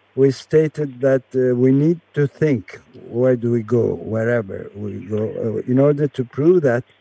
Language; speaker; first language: English; non-native, fluent; Turkish